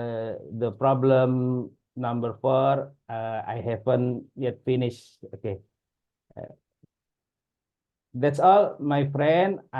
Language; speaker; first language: English; non-native, learner; Indonesian